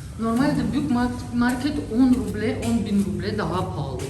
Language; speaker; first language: Turkish; non-native, learner; Russian